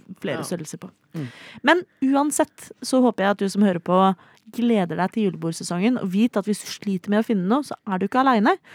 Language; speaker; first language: Norwegian; native; Norwegian